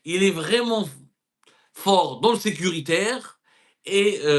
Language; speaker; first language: French; non-native, local second language; Arabic